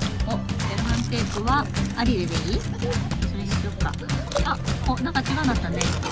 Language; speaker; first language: Japanese; native; Japanese